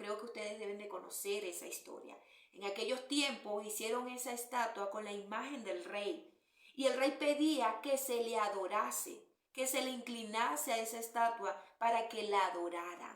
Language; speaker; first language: Spanish; native; Spanish